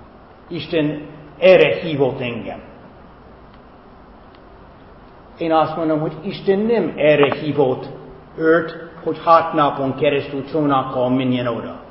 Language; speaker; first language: Hungarian; non-native, fluent; English